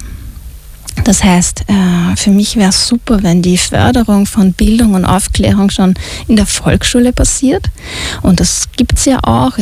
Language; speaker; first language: German; native; German